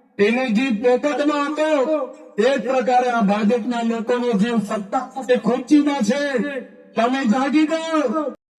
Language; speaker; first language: Gujarati; non-native, local second language; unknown